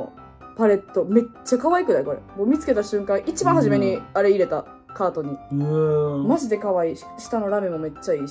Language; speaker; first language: Japanese; native; Japanese